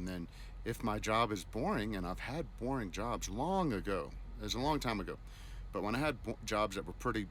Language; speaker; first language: English; native; English